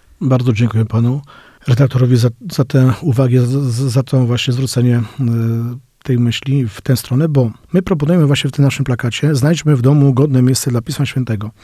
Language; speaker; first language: Polish; native; Polish